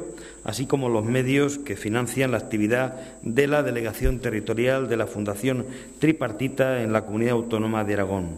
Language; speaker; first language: Spanish; native; Spanish